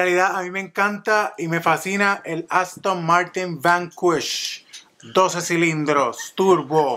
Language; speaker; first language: Spanish; native; Spanish